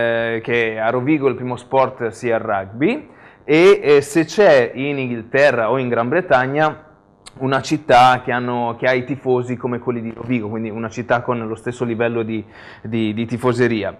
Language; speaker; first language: Italian; native; Italian